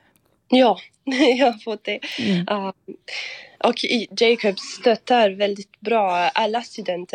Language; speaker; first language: Swedish; non-native, fluent; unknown